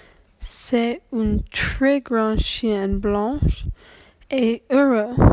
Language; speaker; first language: French; non-native, learner; English